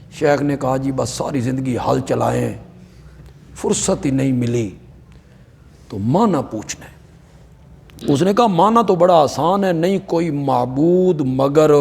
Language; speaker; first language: Urdu; non-native, local second language; Punjabi